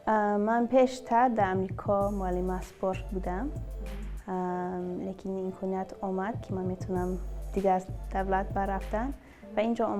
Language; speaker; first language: Persian; early bilingual, other home language; English